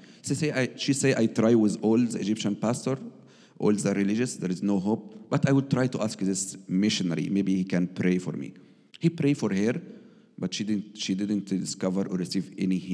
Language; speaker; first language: English; non-native, learner; Arabic